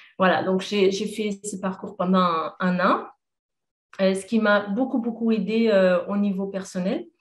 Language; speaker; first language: French; non-native, fluent; Portuguese